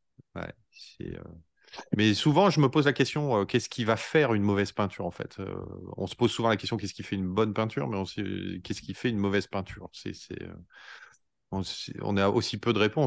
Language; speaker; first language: French; native; French